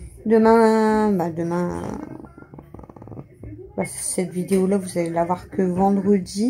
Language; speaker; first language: French; native; French